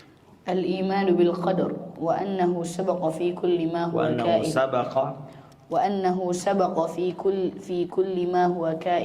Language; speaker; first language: Arabic; non-native, learner; Indonesian